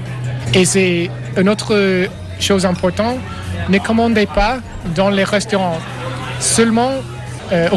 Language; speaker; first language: French; non-native, fluent; English